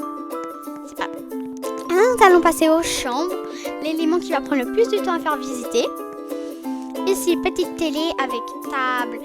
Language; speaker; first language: French; native; French